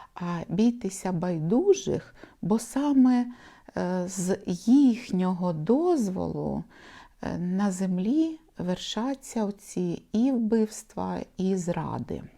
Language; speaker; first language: Ukrainian; non-native, local second language; Russian